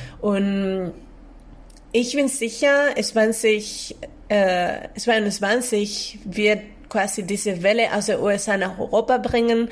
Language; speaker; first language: German; non-native, fluent; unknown